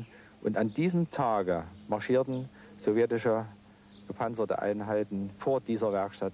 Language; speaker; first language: German; native; German